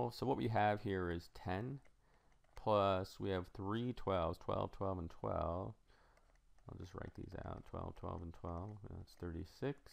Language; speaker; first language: English; native; English